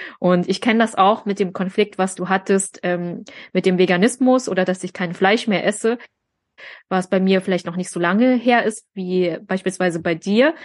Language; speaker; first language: German; early bilingual, other home language; Vietnamese